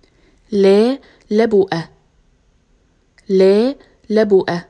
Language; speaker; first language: Arabic; native; Arabic